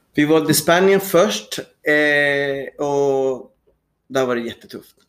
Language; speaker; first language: Swedish; non-native, fluent; Spanish